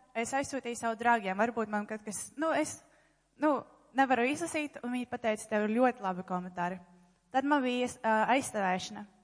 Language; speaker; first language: Latvian; non-native, local second language; Russian